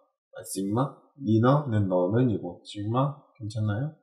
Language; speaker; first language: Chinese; non-native, learner; Korean